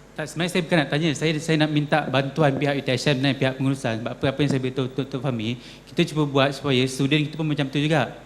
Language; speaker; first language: Malay; native; Malay